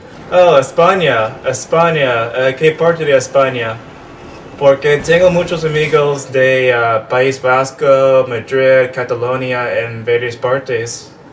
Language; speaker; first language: Spanish; non-native, fluent; English